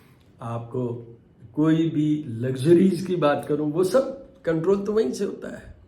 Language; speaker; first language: Hindi; native; Hindi